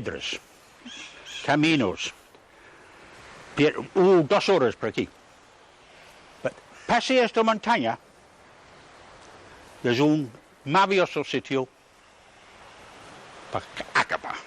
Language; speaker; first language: Spanish; non-native, learner; English